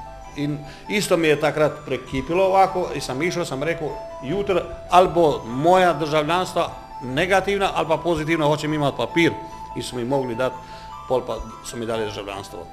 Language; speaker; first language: Slovenian; non-native, learner; Croatian